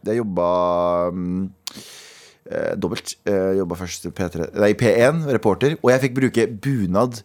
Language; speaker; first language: Norwegian; early bilingual, other home language; Kurdish